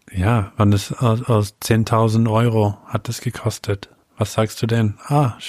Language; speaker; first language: German; non-native, fluent; English